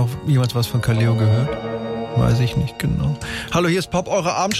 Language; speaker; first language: German; native; German